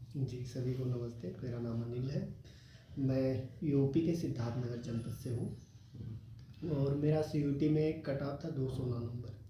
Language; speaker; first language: Hindi; native; Hindi